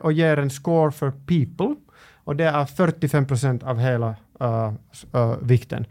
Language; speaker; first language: Swedish; non-native, local second language; Finnish